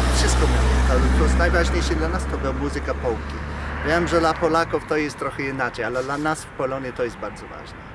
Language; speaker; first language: Polish; non-native, fluent; English